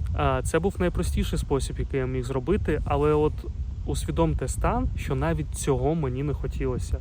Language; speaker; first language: Ukrainian; non-native, local second language; Russian